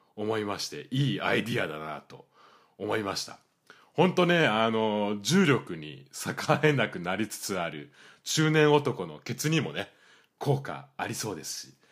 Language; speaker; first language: Japanese; native; Japanese